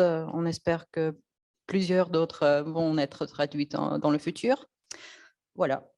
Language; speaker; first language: French; non-native, fluent; Russian